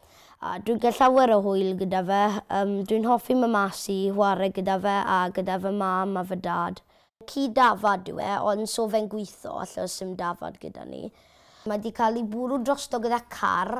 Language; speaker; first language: Welsh; native; Welsh